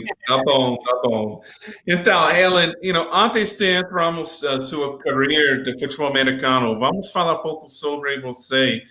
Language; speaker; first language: Portuguese; non-native, learner; English